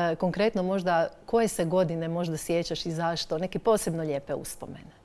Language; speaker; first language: Croatian; native; Croatian